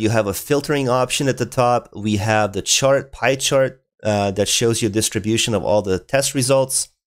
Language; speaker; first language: English; native; English